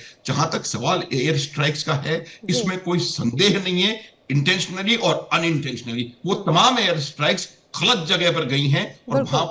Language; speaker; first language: Hindi; native; Hindi